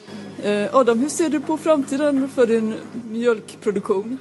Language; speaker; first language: Swedish; native; Swedish